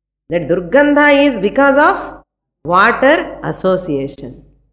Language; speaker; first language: English; non-native, local second language; Tamil